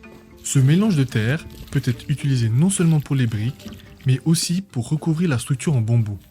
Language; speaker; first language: French; native; French